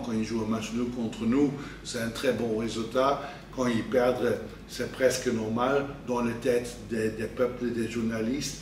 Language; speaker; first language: French; non-native, fluent; Dutch